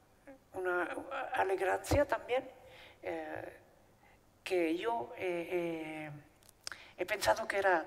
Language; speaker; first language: Spanish; non-native, fluent; Basque